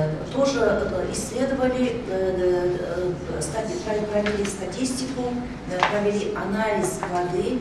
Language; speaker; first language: Russian; non-native, local second language; Kazakh